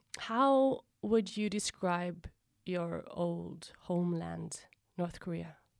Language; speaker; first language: English; non-native, fluent; Norwegian